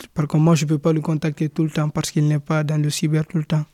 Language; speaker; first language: French; non-native, local second language; Fula